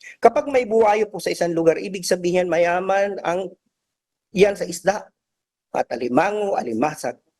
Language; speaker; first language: Filipino; native; Filipino